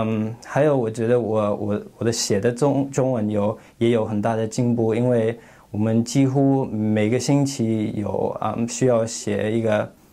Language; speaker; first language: Chinese; non-native, fluent; English